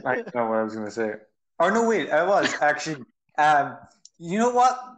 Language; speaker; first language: English; native; English